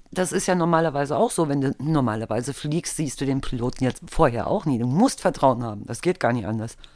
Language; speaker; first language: German; native; German